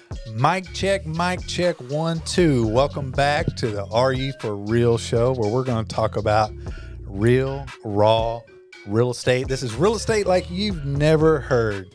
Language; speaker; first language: English; native; English